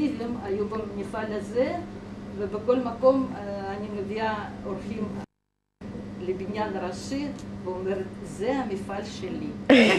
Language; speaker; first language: Hebrew; non-native, fluent; Russian